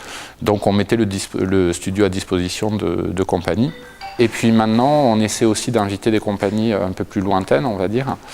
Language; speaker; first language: French; native; French